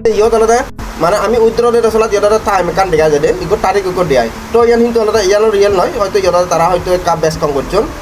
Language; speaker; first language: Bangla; non-native, local second language; Chakma